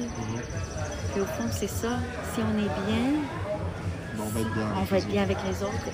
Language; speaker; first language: French; native; French